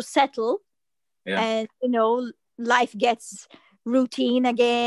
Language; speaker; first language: English; non-native, fluent; Portuguese